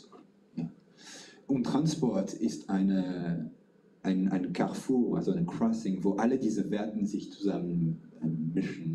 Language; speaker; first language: German; non-native, fluent; French